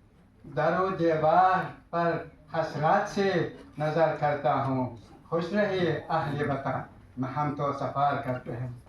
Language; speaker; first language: Hindi; non-native, fluent; Tajik